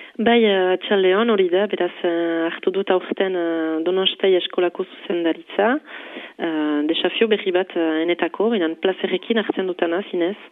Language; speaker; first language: Basque; native; Basque